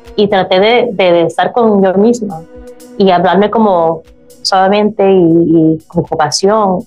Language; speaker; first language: Spanish; early bilingual, heritage; Spanish